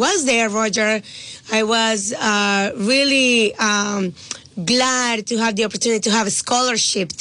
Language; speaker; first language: English; non-native, fluent; Spanish